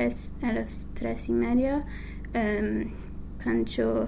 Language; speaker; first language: Spanish; non-native, learner; English